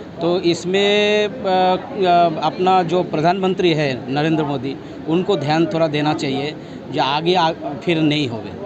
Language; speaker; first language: Hindi; non-native, local second language; Bangla